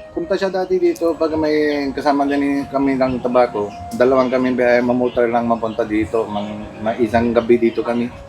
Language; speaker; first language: Filipino; non-native, learner; Punjabi